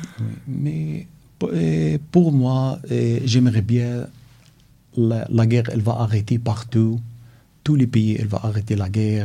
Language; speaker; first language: French; non-native, fluent; Arabic